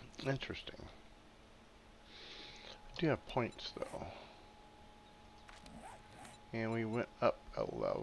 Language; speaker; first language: English; native; English